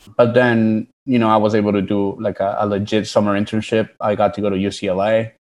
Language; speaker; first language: English; early bilingual, other home language; Spanish